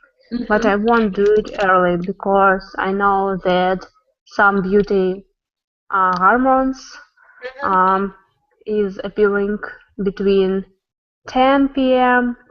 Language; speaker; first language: English; non-native, learner; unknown